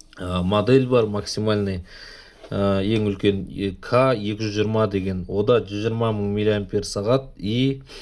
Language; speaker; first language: Kazakh; non-native, local second language; Russian